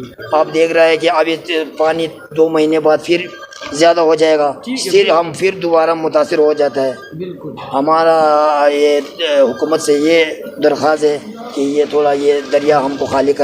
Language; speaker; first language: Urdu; non-native, local second language; Pashto